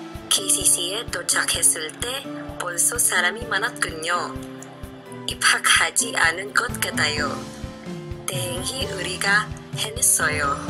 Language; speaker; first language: Korean; non-native, learner; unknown